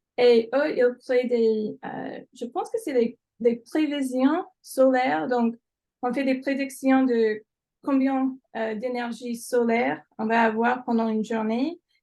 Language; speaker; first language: French; non-native, fluent; English